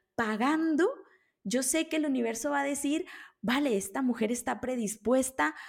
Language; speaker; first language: Spanish; native; Spanish